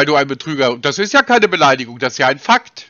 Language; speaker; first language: German; native; German